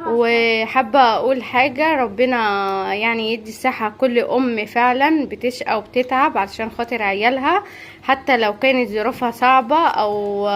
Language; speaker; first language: Arabic; native; Arabic